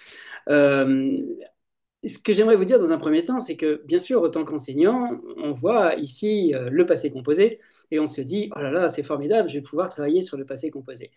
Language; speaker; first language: French; native; French